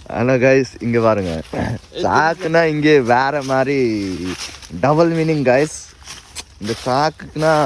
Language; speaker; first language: Tamil; non-native, learner; Nepali